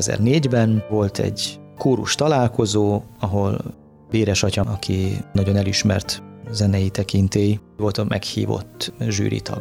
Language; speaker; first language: Hungarian; native; Hungarian